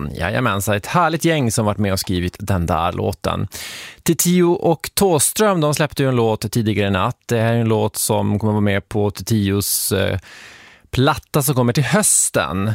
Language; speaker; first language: Swedish; native; Swedish